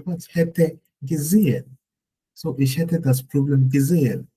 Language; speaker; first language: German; non-native, fluent; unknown